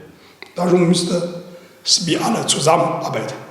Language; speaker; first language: German; non-native, learner; Chinese